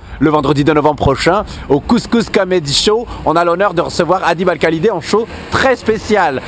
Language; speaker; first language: French; native; French